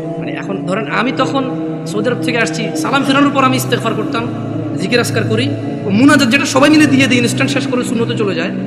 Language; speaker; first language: Bangla; early bilingual, heritage; Bangla